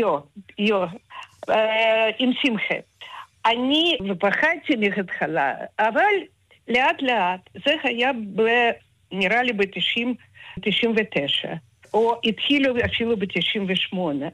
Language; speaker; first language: Hebrew; non-native, fluent; Russian